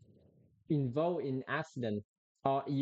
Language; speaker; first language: English; non-native, learner; Vietnamese